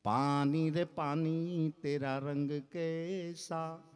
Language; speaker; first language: Hindi; non-native, local second language; Gujarati